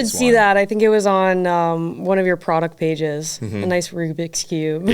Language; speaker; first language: English; native; English